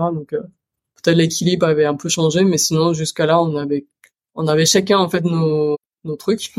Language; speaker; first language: French; early bilingual, other home language; Chinese